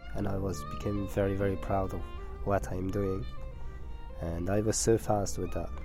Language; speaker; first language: English; non-native, learner; Persian